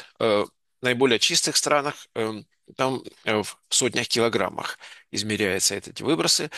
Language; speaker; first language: Russian; native; Russian